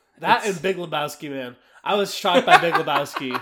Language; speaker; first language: English; native; English